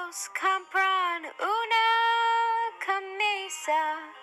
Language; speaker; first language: Spanish; non-native, learner; English